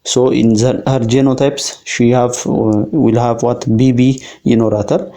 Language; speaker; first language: English; non-native, local second language; Amharic